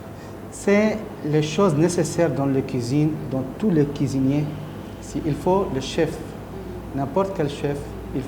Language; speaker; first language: French; non-native, learner; Arabic